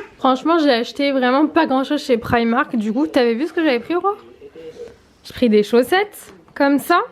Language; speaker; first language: French; early bilingual, other home language; Portuguese